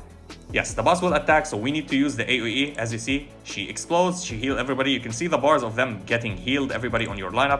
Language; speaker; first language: English; non-native, fluent; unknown